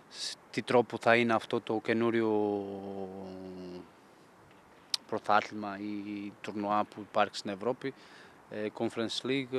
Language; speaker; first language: Greek; non-native, fluent; Portuguese